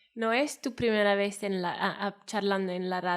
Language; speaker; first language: Spanish; non-native, fluent; Welsh